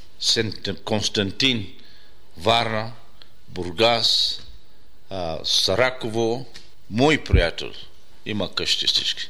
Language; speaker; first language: Bulgarian; non-native, learner; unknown